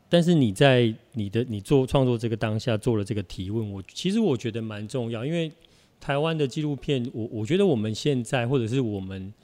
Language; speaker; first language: Chinese; native; Chinese